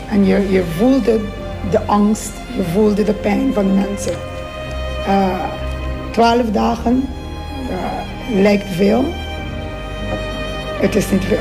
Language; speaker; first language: Dutch; non-native, local second language; Papiamento